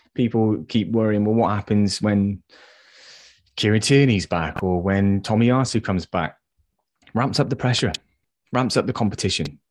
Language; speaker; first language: English; native; English